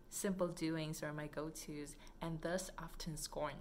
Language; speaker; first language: English; non-native, fluent; Vietnamese